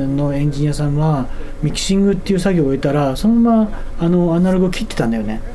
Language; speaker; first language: Japanese; native; Japanese